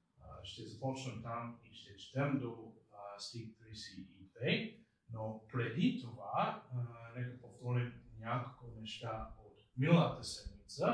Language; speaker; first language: Bulgarian; non-native, fluent; English